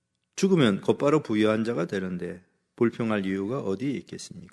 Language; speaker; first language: Korean; native; Korean